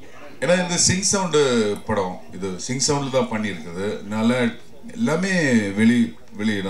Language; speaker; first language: Tamil; non-native, learner; Malayalam